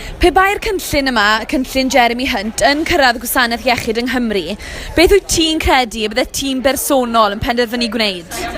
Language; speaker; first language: Welsh; native; Welsh